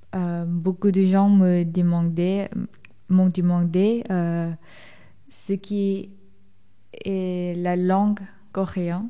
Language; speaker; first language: French; non-native, fluent; Korean